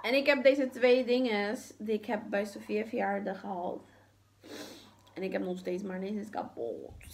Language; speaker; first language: Dutch; early bilingual, other home language; Portuguese